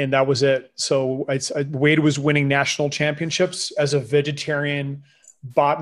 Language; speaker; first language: English; non-native, fluent; French